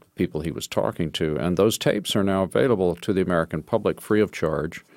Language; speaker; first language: English; native; English